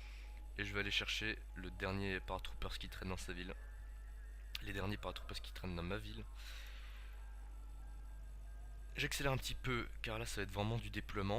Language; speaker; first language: French; native; French